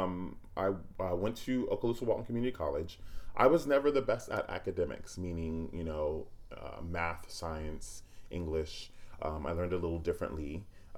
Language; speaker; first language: English; native; English